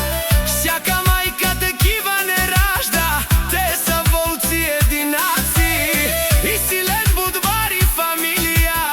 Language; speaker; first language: Bulgarian; non-native, local second language; Romany